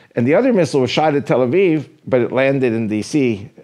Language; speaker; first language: English; native; English